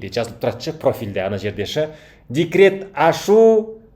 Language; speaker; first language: Russian; non-native, local second language; Kazakh